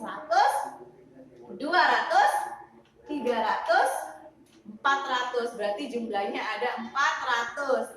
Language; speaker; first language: Indonesian; native; Indonesian